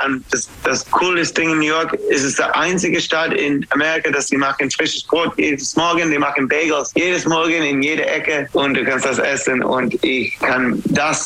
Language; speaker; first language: German; non-native, learner; English